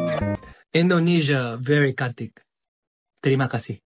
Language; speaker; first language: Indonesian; non-native, learner; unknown